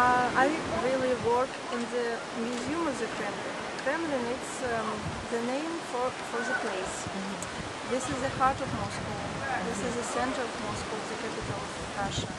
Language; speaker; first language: English; non-native, fluent; Russian